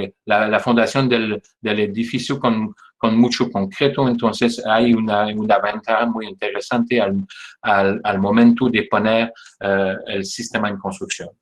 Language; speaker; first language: Spanish; non-native, fluent; French